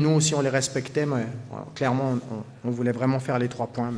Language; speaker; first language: French; native; French